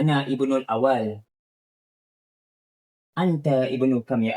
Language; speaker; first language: Arabic; non-native, learner; Malay